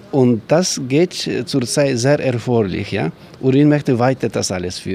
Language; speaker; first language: German; non-native, learner; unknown